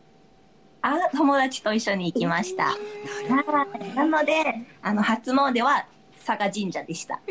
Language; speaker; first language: Japanese; non-native, fluent; Thai